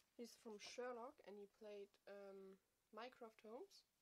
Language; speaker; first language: English; non-native, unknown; German